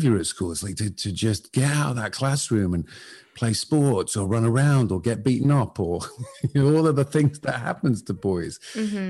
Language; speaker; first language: English; native; English